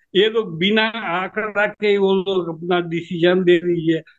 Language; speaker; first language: Hindi; native; Hindi